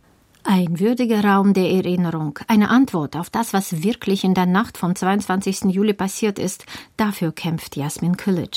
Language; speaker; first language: German; native; German